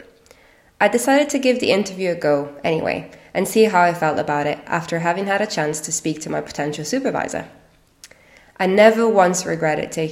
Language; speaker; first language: English; non-native, fluent; Italian